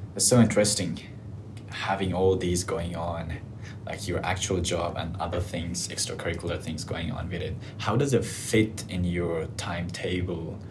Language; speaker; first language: English; non-native, fluent; Persian